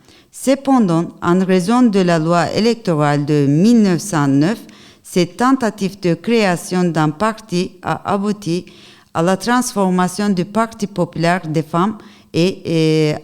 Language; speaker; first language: French; non-native, learner; Turkish